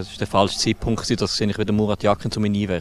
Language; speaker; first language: German; native; German